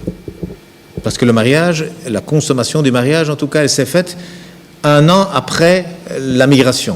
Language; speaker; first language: French; native; French